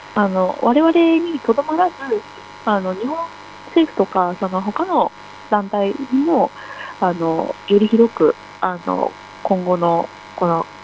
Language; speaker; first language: Japanese; native; Japanese